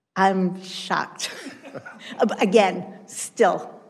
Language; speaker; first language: English; native; English